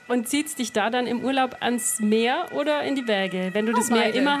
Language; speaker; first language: German; native; German